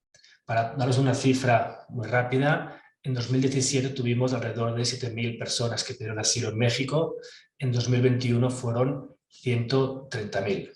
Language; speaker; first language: Spanish; native; Spanish